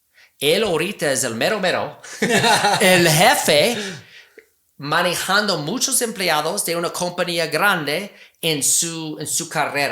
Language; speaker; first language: Spanish; non-native, fluent; English